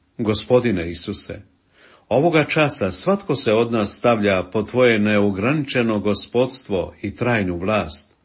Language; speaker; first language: Croatian; native; Croatian